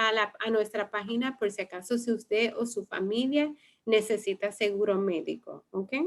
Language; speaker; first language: Spanish; early bilingual, heritage; Spanish